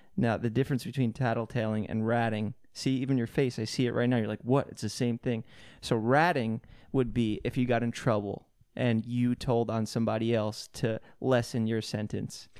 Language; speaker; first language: English; native; English